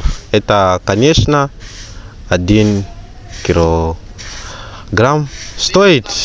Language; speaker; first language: Russian; non-native, fluent; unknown